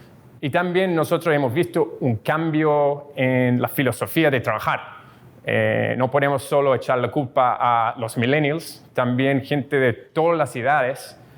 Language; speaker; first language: Spanish; non-native, fluent; English